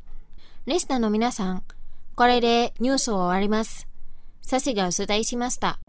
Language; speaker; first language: Japanese; non-native, fluent; Indonesian